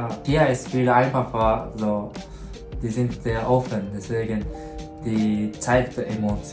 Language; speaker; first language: German; non-native, learner; Japanese